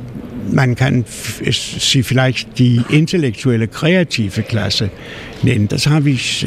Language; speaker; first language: German; non-native, fluent; Danish